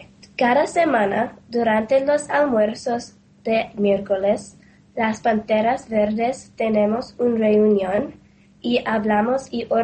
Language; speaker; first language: Spanish; non-native, learner; English